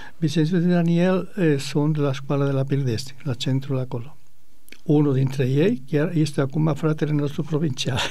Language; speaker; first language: Romanian; non-native, fluent; Spanish